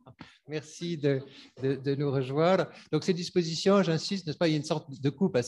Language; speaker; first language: French; native; French